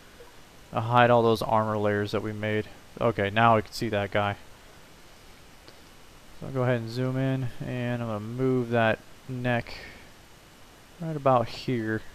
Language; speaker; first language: English; native; English